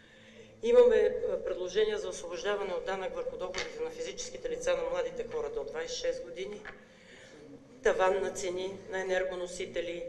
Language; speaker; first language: Bulgarian; native; Bulgarian